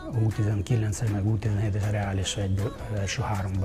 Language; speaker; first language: Hungarian; non-native, fluent; Ukrainian